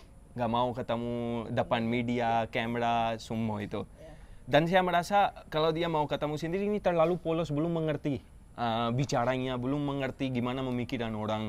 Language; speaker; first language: Indonesian; non-native, fluent; Urdu